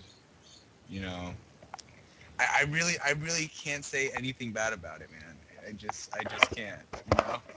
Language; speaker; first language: English; native; English